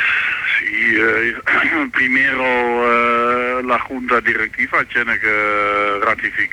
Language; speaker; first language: Spanish; non-native, learner; Dutch